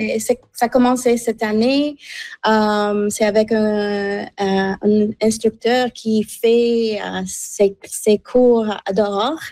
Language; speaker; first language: French; non-native, local second language; English